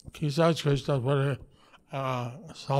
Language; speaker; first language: Spanish; non-native, learner; English